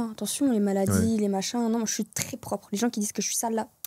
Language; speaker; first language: French; native; French